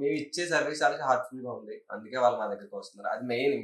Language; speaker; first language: Telugu; native; Telugu